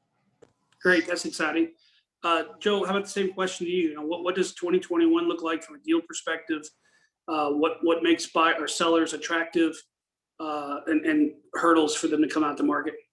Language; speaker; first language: English; native; English